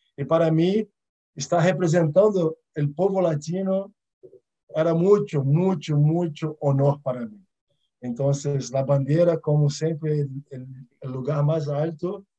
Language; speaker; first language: Portuguese; early bilingual, other home language; Arabic